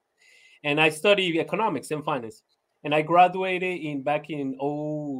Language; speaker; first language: English; non-native, fluent; Spanish